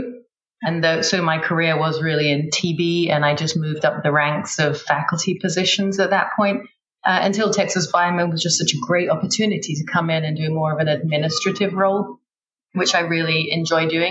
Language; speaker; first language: English; native; English